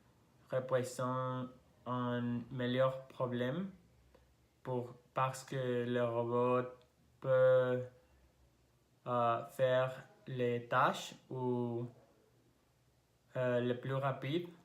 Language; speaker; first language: French; non-native, learner; Spanish